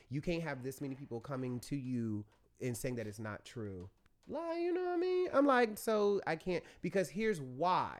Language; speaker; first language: English; native; English